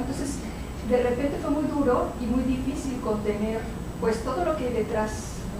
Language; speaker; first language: Spanish; native; Spanish